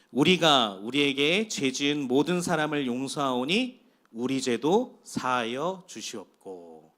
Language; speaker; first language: Korean; native; Korean